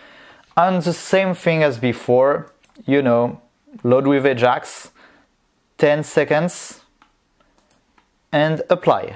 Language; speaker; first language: English; non-native, fluent; French